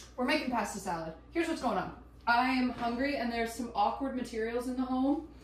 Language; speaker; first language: English; native; English